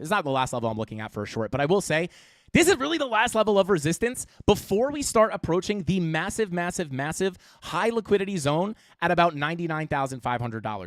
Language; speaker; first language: English; native; English